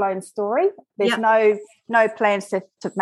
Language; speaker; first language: English; native; English